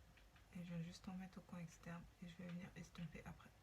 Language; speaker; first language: French; native; French